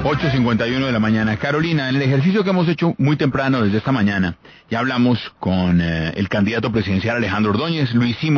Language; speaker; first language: Spanish; native; Spanish